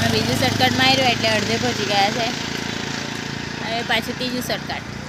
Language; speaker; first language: Gujarati; non-native, local second language; Kukna